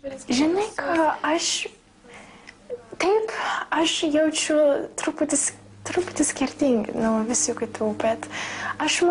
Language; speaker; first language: Lithuanian; early bilingual, heritage; English